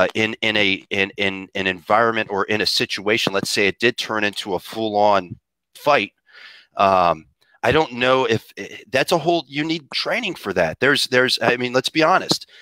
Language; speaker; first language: English; native; English